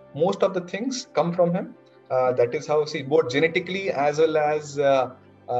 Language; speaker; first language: English; non-native, local second language; Kannada